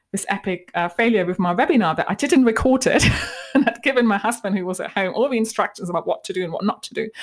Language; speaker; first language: English; non-native, fluent; German